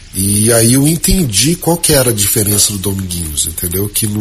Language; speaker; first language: Portuguese; native; Portuguese